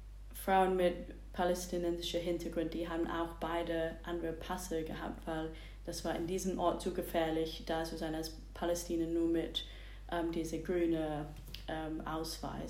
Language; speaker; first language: German; non-native, fluent; English